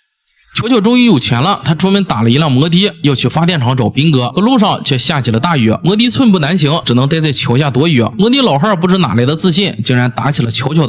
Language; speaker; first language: Chinese; native; Chinese